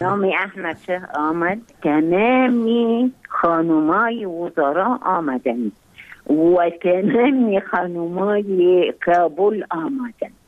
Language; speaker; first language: Persian; non-native, learner; Arabic